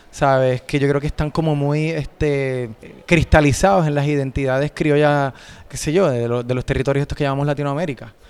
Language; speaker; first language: Spanish; native; Spanish